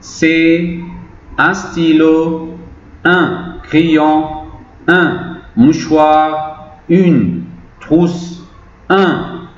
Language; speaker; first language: French; non-native, fluent; Arabic